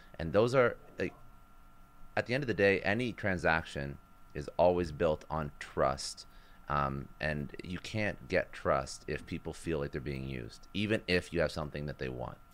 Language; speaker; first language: English; native; English